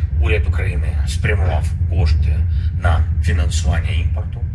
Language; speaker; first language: Ukrainian; non-native, local second language; Russian